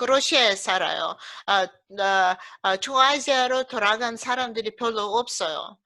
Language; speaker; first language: Korean; early bilingual, heritage; Russian